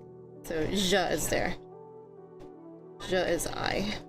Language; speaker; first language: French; non-native, learner; English